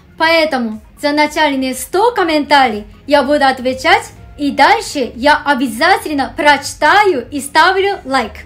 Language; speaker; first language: Russian; non-native, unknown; Japanese